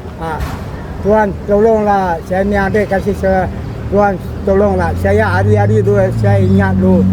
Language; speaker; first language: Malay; non-native, learner; Bangla